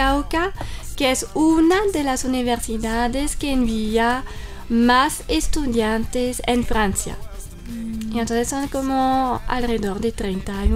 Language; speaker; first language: Spanish; non-native, fluent; French